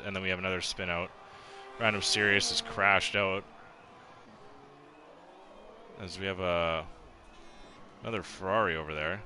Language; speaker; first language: English; native; English